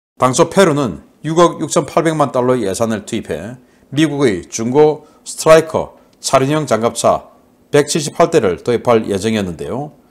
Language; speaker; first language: Korean; native; Korean